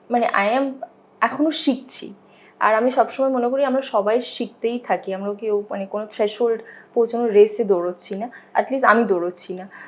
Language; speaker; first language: Bangla; non-native, local second language; Hindi